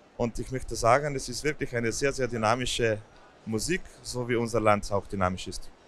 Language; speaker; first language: German; non-native, fluent; Slovenian